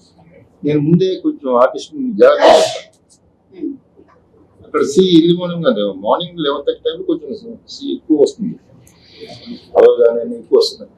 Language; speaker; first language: Telugu; native; Telugu